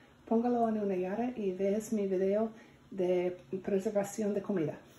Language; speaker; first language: Spanish; non-native, learner; English